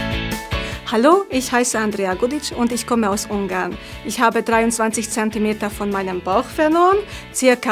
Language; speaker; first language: German; non-native, fluent; Hungarian